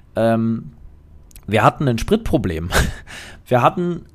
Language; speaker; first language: German; non-native, fluent; Polish